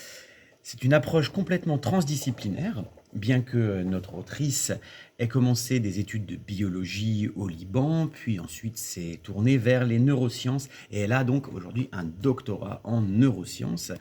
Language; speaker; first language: French; native; French